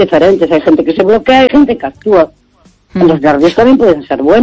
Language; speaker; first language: Spanish; native; Spanish